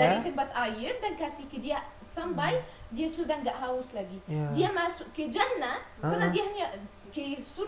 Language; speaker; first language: Indonesian; non-native, learner; Arabic